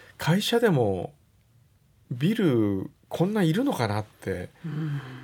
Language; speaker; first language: Japanese; native; Japanese